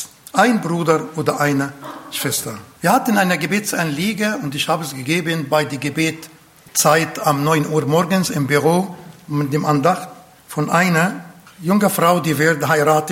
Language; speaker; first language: German; non-native, fluent; Arabic